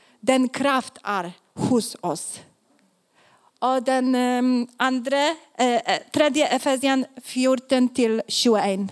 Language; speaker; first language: Swedish; non-native, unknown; Polish